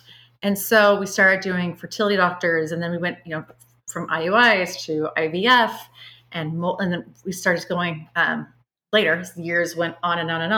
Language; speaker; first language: English; native; English